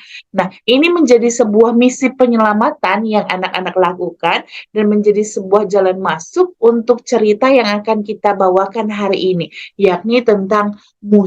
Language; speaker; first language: Indonesian; native; Indonesian